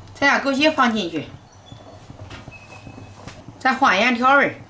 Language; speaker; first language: Chinese; native; Chinese